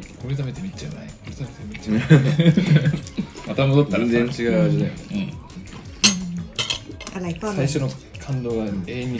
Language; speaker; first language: Japanese; native; Japanese